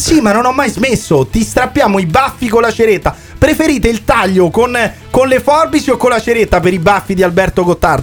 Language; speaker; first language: Italian; native; Italian